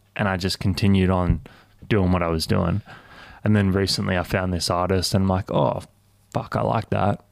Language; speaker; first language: English; native; English